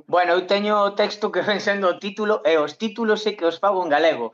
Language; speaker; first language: Galician; non-native, local second language; Spanish